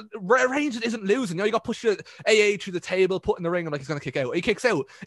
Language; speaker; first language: English; native; English